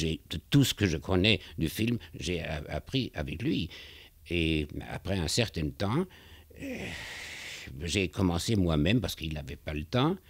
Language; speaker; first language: French; non-native, fluent; German